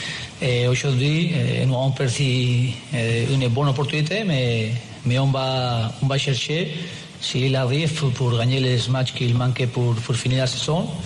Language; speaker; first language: French; non-native, learner; Spanish